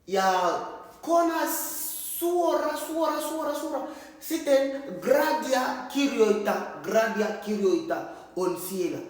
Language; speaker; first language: Finnish; non-native, learner; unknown